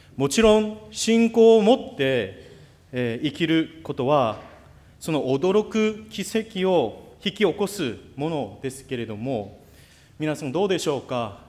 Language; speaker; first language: Japanese; non-native, fluent; Korean